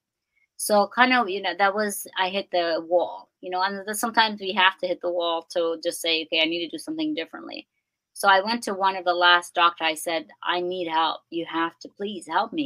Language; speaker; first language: English; non-native, fluent; Albanian